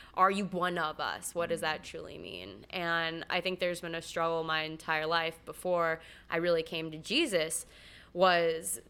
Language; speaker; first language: English; native; English